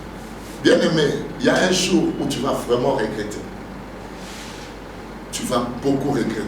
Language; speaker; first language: French; non-native, local second language; Lingala